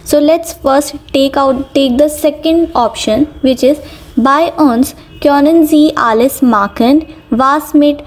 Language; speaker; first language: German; non-native, fluent; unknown